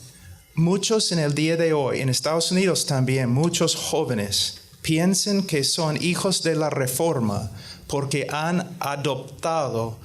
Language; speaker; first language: Spanish; non-native, fluent; English